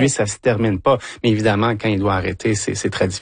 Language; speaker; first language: French; native; French